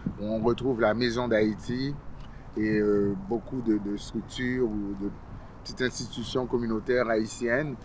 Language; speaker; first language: French; early bilingual, other home language; Haitian Creole